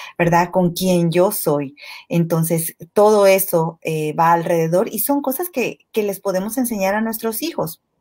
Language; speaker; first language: Spanish; native; Spanish